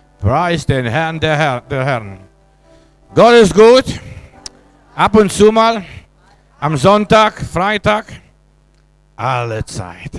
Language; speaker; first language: German; native; German